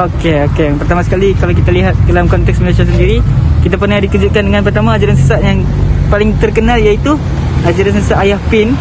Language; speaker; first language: Malay; native; Malay